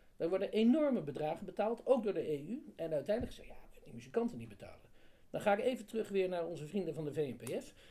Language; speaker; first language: Dutch; native; Dutch